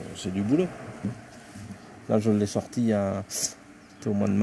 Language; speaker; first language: French; native; French